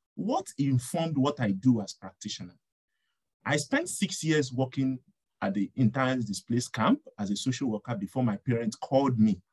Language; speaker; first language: English; non-native, local second language; Yoruba